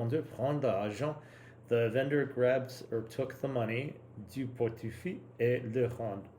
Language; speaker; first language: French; non-native, learner; English